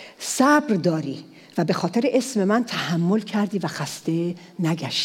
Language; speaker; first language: Persian; native; Persian